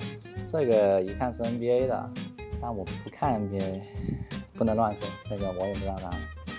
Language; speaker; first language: Chinese; native; Chinese